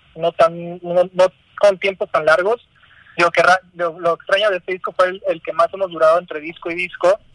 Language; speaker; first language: Spanish; native; Spanish